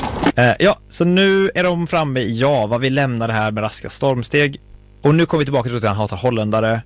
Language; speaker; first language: Swedish; native; Swedish